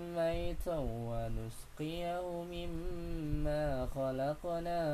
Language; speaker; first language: Arabic; non-native, learner; Indonesian